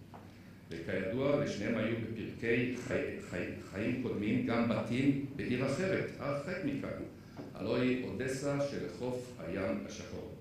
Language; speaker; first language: Hebrew; native; Hebrew